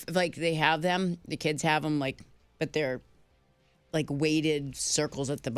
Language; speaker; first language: English; native; English